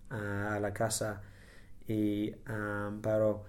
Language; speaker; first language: Spanish; non-native, learner; English